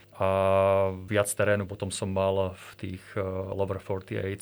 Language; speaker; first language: Slovak; native; Slovak